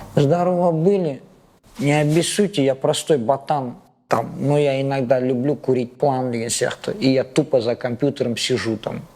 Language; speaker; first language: Russian; non-native, local second language; Kazakh